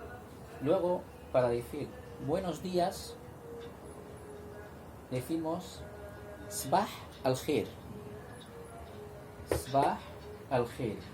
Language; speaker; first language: Spanish; non-native, fluent; Arabic